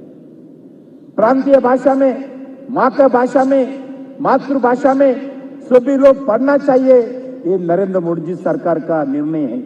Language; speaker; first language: Hindi; non-native, local second language; Telugu